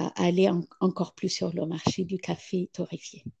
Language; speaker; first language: French; non-native, fluent; Amharic